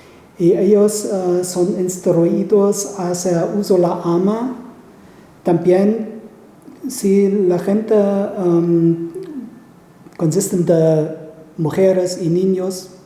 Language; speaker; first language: Spanish; non-native, fluent; German